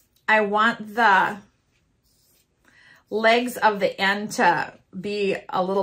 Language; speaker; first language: English; native; English